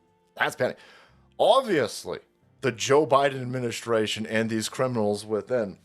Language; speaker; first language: English; native; English